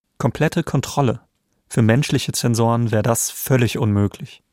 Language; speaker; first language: German; native; German